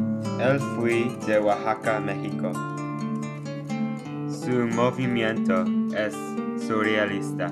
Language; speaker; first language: Spanish; non-native, learner; English